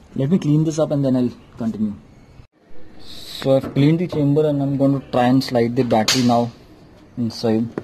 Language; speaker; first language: English; non-native, local second language; Gujarati